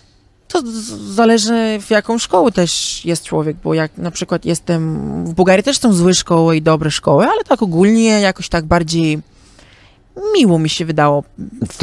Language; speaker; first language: Polish; early bilingual, heritage; Polish